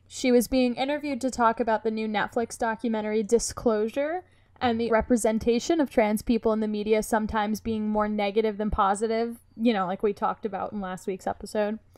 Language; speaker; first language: English; native; English